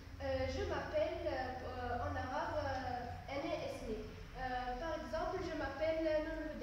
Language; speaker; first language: French; non-native, local second language; Arabic